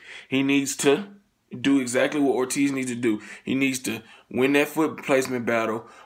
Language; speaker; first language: English; native; English